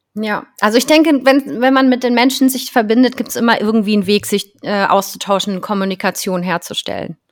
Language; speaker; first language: German; native; German